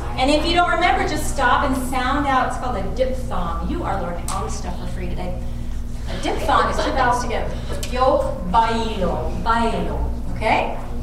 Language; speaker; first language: English; native; English